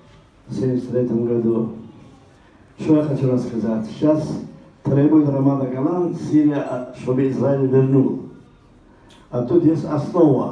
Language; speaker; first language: Russian; non-native, local second language; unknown